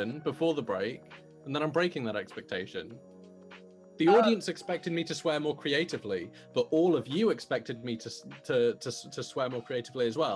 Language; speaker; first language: English; native; English